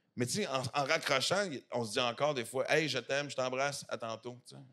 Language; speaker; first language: French; native; French